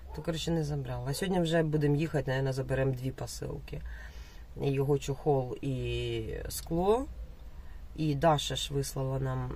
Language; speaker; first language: Ukrainian; non-native, local second language; Russian